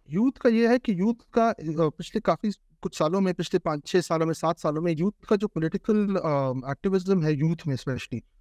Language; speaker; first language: Urdu; non-native, local second language; Pashto